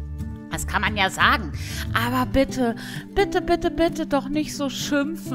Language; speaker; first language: German; native; German